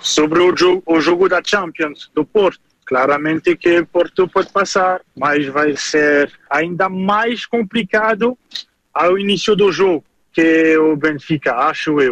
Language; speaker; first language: Portuguese; early bilingual, heritage; French